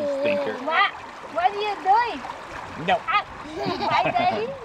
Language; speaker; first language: English; non-native, learner; Italian